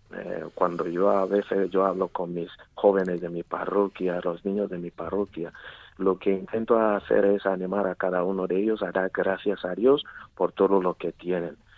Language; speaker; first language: Spanish; non-native, fluent; Igbo